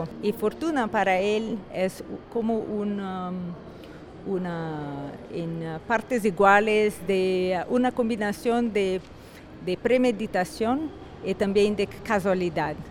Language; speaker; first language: Spanish; non-native, fluent; Portuguese